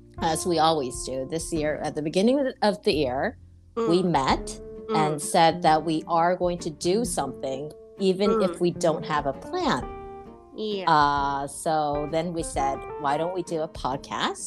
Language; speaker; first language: English; non-native, fluent; Japanese